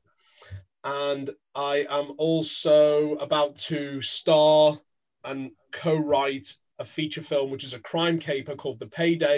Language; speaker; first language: English; native; English